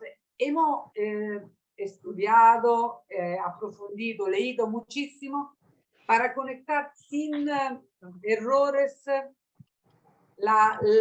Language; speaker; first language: Spanish; non-native, learner; Italian